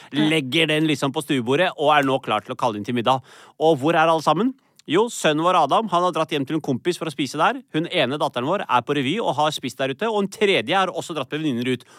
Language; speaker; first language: Norwegian; early bilingual, other home language; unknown